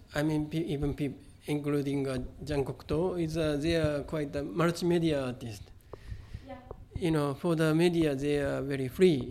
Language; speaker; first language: English; non-native, fluent; Japanese